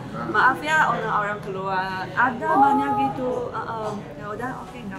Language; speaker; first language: Indonesian; non-native, learner; Chinese